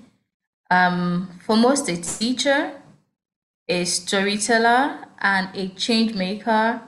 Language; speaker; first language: English; non-native, local second language; Yoruba